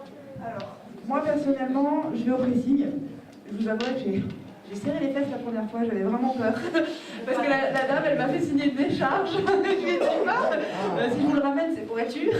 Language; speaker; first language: French; native; French